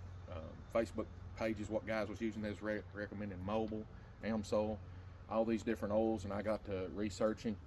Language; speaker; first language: English; native; English